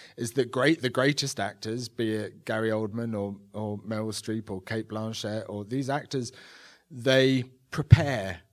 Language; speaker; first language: English; native; English